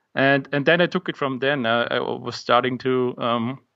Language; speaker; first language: English; non-native, fluent; German